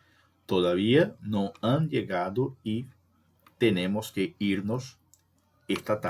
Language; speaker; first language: Spanish; non-native, fluent; Portuguese